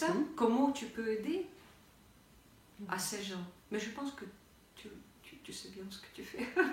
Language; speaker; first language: French; non-native, fluent; Russian